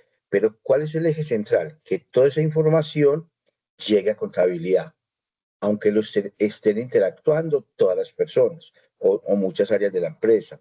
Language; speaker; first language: Spanish; native; Spanish